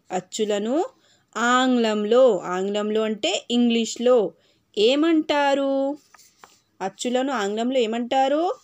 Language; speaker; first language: Telugu; non-native, local second language; Urdu